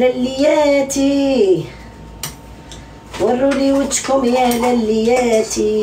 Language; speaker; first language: Arabic; native; Arabic